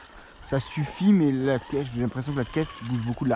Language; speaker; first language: French; native; French